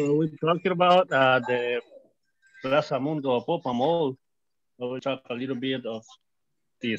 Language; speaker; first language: English; non-native, learner; Spanish